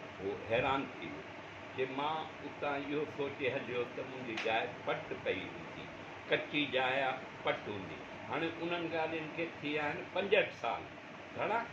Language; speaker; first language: Sindhi; non-native, local second language; Urdu